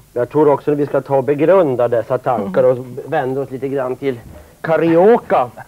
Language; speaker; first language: Swedish; native; Swedish